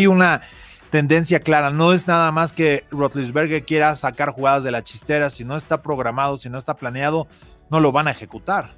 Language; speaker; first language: Spanish; native; Spanish